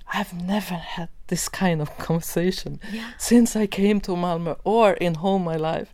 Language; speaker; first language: English; non-native, fluent; Swedish